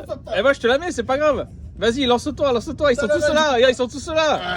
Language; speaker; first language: French; native; French